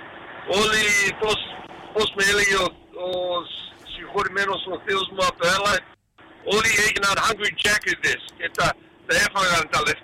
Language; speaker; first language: Greek; early bilingual, heritage; Greek